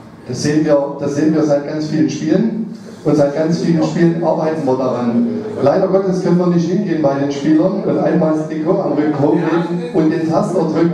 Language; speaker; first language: German; native; German